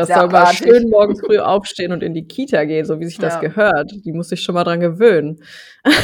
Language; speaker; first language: German; native; German